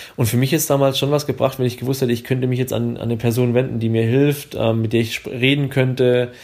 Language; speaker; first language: German; native; German